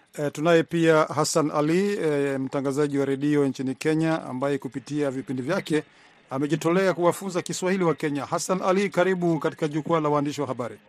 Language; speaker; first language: Swahili; non-native, local second language; Rundi